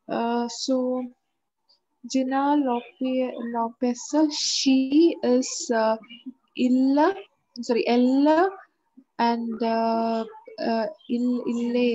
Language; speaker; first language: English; non-native, learner; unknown